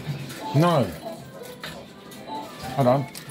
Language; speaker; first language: English; native; English